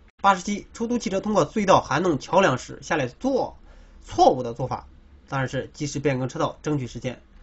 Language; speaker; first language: Chinese; native; Chinese